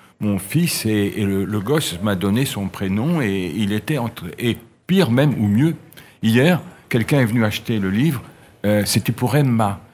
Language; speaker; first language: French; native; French